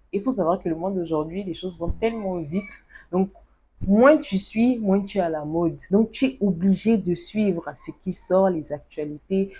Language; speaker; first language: French; non-native, local second language; Lingala